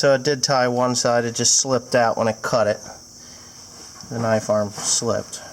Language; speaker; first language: English; native; English